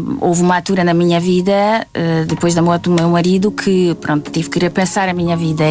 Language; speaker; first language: Portuguese; non-native, fluent; Hungarian